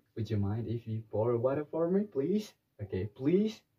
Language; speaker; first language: English; non-native, local second language; Amharic